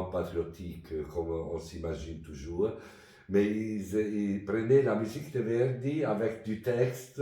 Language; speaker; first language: French; non-native, fluent; Italian